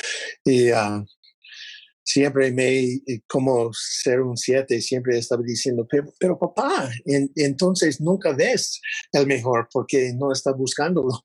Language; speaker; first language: Spanish; non-native, fluent; English